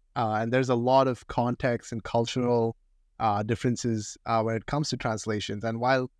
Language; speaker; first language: English; non-native, local second language; Hindi